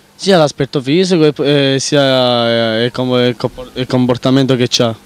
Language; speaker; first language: Italian; native; Italian